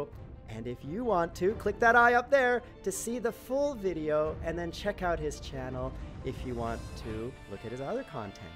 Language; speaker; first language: English; native; English